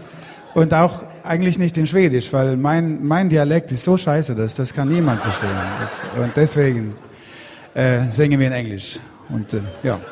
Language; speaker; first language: German; non-native, fluent; Swedish